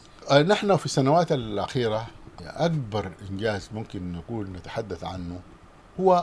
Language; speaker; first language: Arabic; native; Arabic